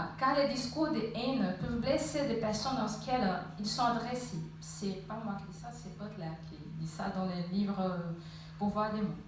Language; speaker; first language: French; non-native, fluent; Portuguese